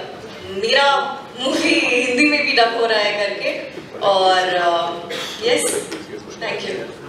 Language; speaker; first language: Hindi; non-native, local second language; Kannada